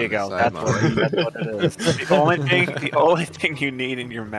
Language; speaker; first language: English; native; English